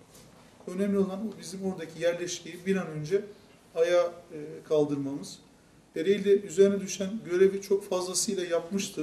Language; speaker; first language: Turkish; native; Turkish